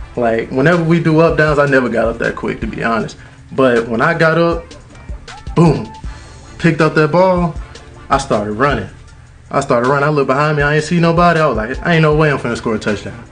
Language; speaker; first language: English; native; English